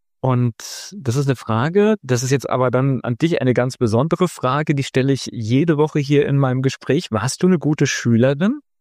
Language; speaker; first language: German; native; German